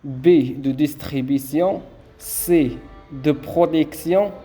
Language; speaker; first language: French; non-native, local second language; Arabic